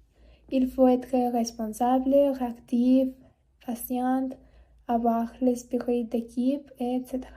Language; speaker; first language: French; non-native, learner; Spanish